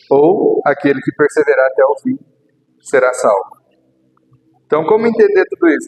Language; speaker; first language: Portuguese; native; Portuguese